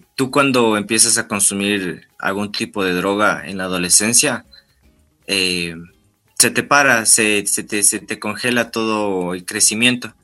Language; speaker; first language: Spanish; native; Spanish